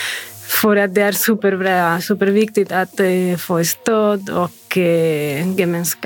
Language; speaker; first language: Swedish; non-native, fluent; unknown